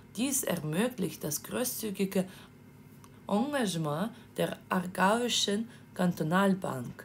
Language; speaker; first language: German; non-native, fluent; Ukrainian